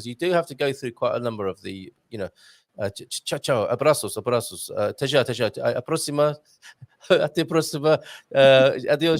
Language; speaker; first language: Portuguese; non-native, learner; English